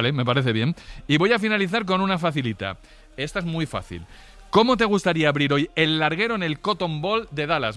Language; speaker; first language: Spanish; native; Spanish